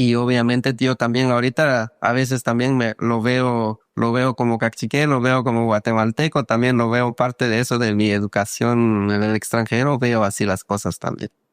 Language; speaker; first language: Spanish; non-native, local second language; Kaqchikel